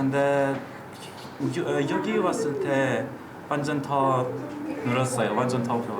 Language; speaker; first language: Korean; non-native, learner; Persian